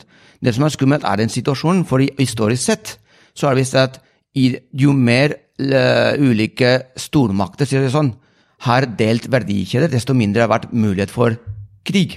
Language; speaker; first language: Norwegian; non-native, fluent; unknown